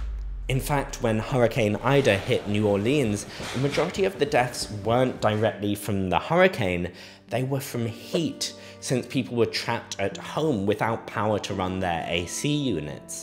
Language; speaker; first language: English; native; English